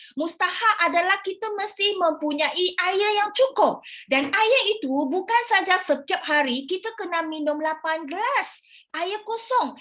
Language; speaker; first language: Malay; non-native, local second language; Chinese